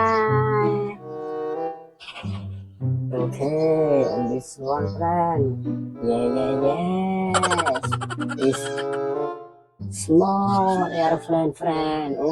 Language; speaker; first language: English; non-native, learner; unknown